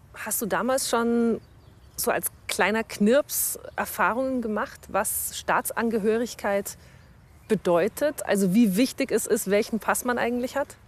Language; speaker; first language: German; native; German